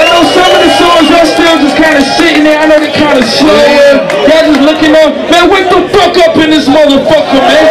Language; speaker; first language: English; native; English